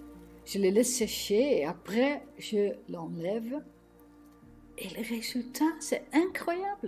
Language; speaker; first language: French; non-native, fluent; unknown